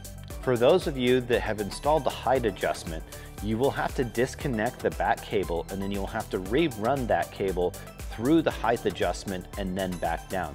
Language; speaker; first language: English; native; English